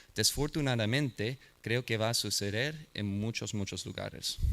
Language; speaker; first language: Spanish; non-native, learner; English